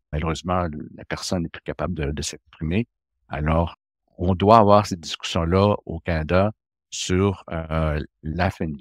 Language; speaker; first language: French; native; French